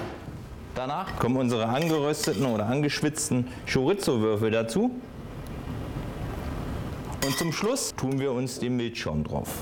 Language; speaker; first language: German; native; German